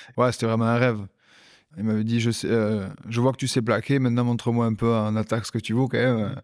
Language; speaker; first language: French; native; French